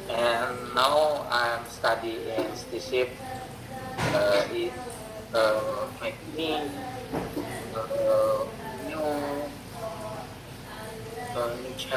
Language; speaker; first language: English; non-native, learner; Indonesian